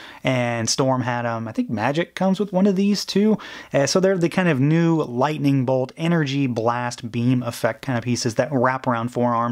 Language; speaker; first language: English; native; English